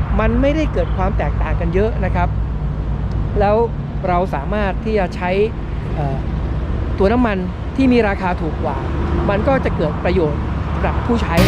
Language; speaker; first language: Thai; native; Thai